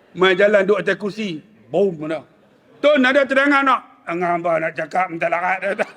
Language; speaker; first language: Malay; native; Malay